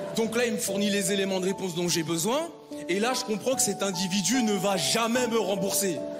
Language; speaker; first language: French; native; French